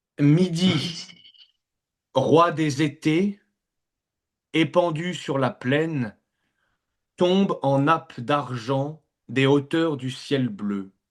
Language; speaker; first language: French; native; French